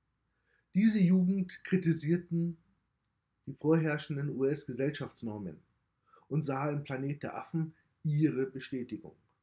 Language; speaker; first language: German; native; German